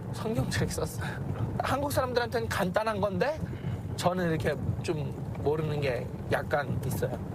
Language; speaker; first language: Korean; early bilingual, heritage; Korean